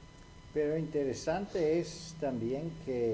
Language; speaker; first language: Spanish; non-native, fluent; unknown